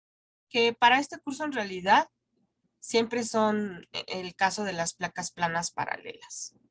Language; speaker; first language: Spanish; native; Spanish